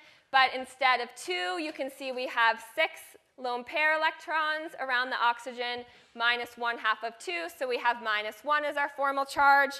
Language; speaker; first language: English; native; English